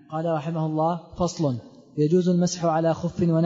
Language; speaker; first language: Arabic; native; Arabic